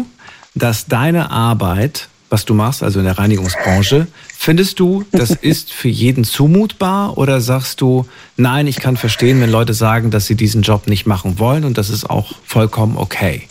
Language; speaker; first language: German; native; German